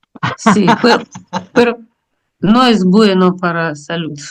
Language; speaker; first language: Spanish; non-native, learner; Russian